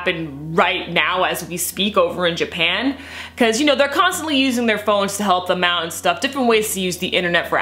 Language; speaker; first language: English; native; English